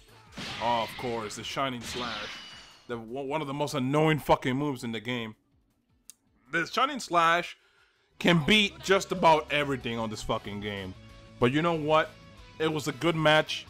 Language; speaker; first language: English; native; English